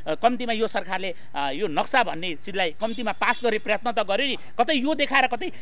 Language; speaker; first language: Nepali; native; Nepali